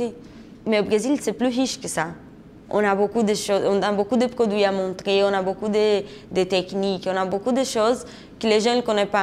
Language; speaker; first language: French; non-native, fluent; Portuguese